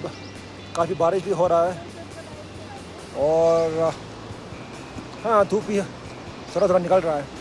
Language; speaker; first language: Hindi; non-native, local second language; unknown